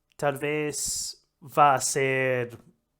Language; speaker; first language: Spanish; non-native, learner; English